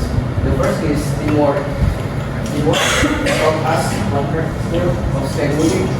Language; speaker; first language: English; non-native, learner; Indonesian